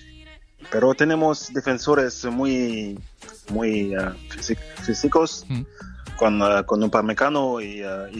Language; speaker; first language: Spanish; non-native, fluent; French